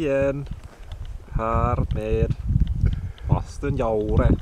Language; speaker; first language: Swedish; non-native, local second language; Finnish